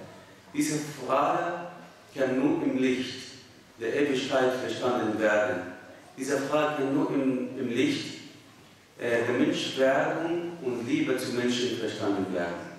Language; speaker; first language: German; non-native, fluent; Arabic